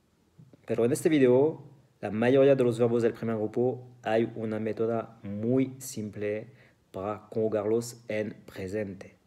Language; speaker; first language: Spanish; non-native, fluent; French